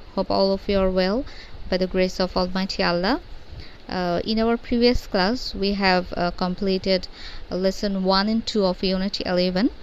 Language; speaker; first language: English; non-native, local second language; Bangla